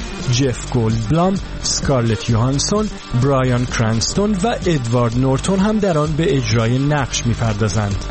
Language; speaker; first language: Persian; native; Persian